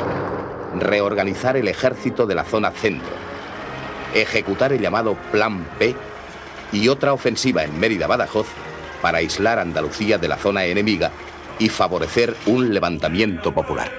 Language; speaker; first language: Spanish; native; Spanish